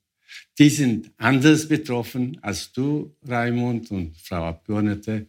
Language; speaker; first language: German; non-native, fluent; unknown